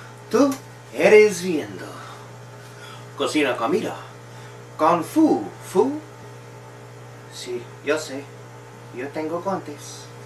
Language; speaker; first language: Spanish; non-native, learner; English